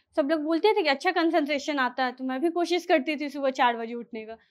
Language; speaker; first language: Hindi; native; Hindi